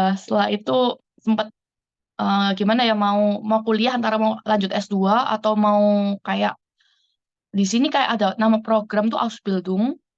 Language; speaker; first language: Indonesian; native; Indonesian